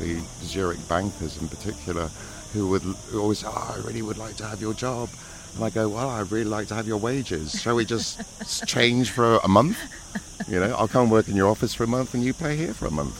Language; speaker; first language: English; native; English